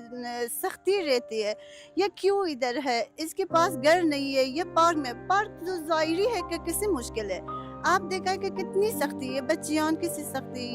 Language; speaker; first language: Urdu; non-native, learner; Persian